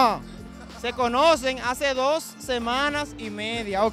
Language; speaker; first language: Spanish; native; Spanish